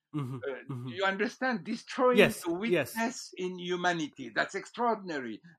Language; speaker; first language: English; non-native, fluent; French